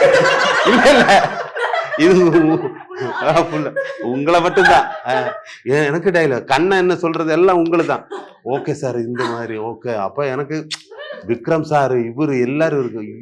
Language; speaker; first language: Tamil; non-native, learner; Malayalam